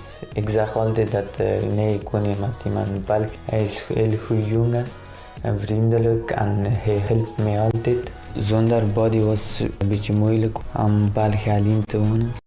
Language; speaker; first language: Dutch; early bilingual, other home language; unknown